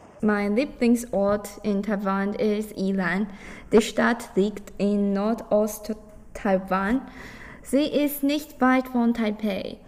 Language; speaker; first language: German; non-native, learner; Chinese